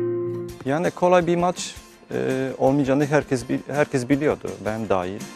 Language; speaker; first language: Turkish; early bilingual, heritage; Turkish